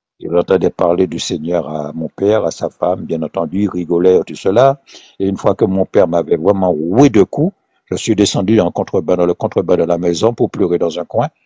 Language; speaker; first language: French; non-native, local second language; Haitian Creole